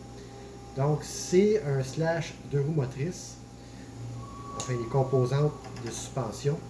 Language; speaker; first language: French; native; French